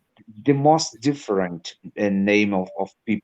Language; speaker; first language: English; non-native, learner; Portuguese